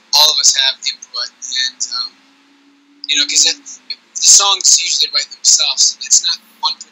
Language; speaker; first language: English; native; English